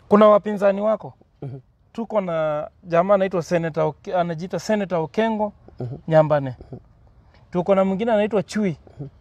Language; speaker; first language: Swahili; non-native, local second language; Gusii